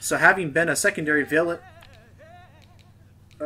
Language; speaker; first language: English; native; English